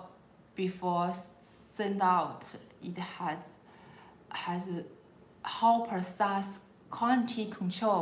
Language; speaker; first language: English; non-native, learner; Chinese